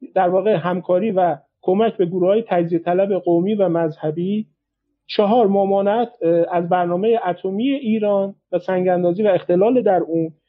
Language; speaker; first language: Persian; native; Persian